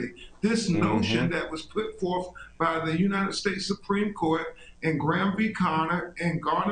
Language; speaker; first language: English; native; English